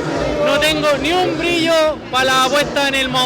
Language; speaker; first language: Spanish; native; Spanish